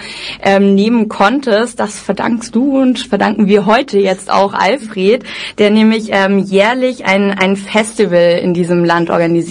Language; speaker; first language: German; native; German